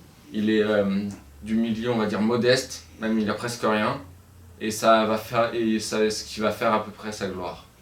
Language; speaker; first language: French; native; French